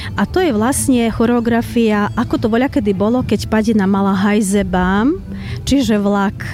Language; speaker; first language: Slovak; early bilingual, heritage; Slovak